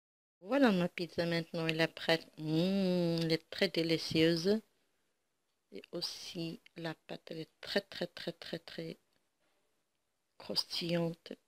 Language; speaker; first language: French; non-native, local second language; Arabic